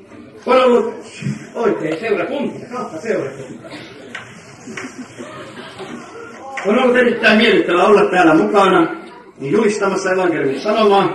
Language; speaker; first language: Finnish; native; Finnish